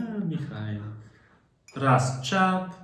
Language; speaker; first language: Persian; non-native, learner; German